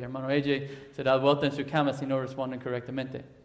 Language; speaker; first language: Spanish; non-native, fluent; English